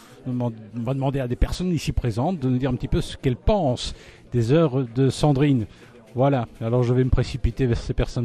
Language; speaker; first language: French; native; French